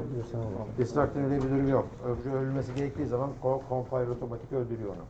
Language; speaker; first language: Turkish; native; Turkish